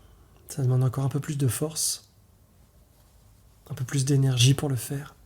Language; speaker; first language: French; native; French